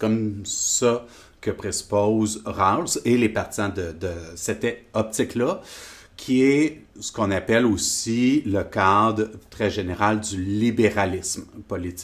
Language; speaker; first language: French; native; French